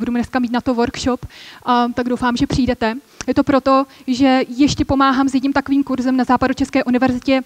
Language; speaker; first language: Czech; native; Czech